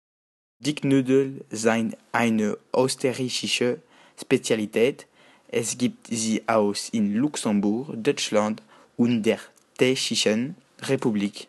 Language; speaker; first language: German; non-native, learner; French